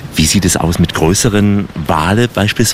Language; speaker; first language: German; native; German